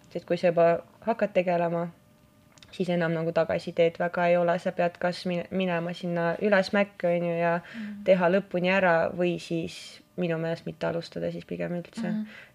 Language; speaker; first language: Estonian; non-native, local second language; Russian